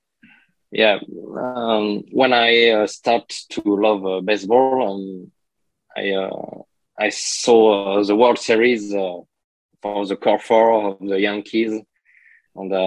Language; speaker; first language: English; non-native, learner; French